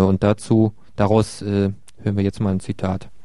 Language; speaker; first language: German; native; German